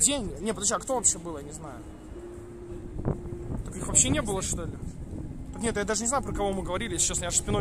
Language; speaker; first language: Russian; native; Russian